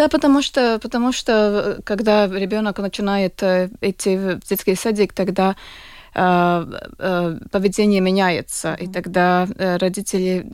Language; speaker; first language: Russian; non-native, local second language; Latvian